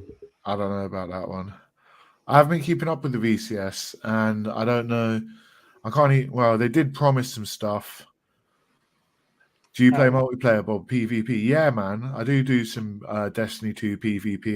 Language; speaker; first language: English; native; English